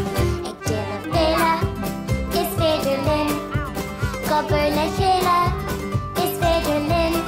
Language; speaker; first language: Irish; native; Irish